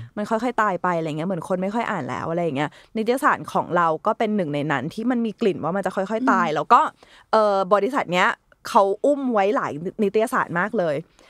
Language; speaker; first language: Thai; native; Thai